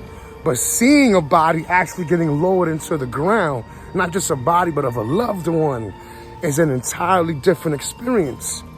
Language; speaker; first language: English; native; English